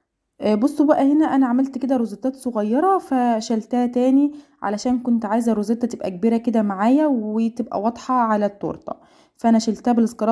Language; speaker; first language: Arabic; native; Arabic